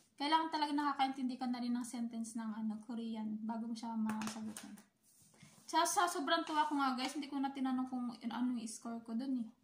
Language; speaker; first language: Filipino; native; Filipino